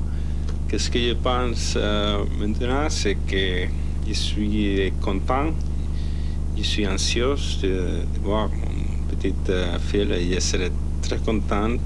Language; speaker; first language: French; non-native, learner; Spanish